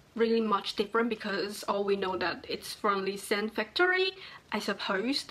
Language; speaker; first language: English; non-native, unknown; Chinese